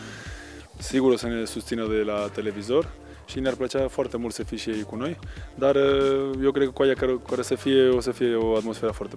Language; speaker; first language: Romanian; non-native, fluent; Spanish